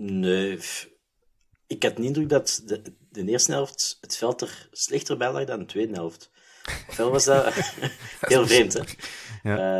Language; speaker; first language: Dutch; native; Dutch